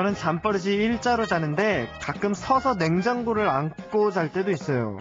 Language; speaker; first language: Korean; native; Korean